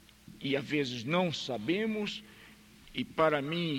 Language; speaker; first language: Spanish; non-native, fluent; Portuguese